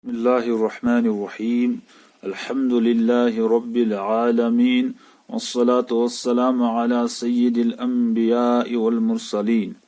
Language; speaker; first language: Urdu; non-native, local second language; Kashmiri